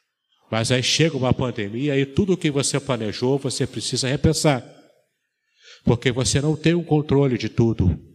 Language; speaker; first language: Portuguese; native; Portuguese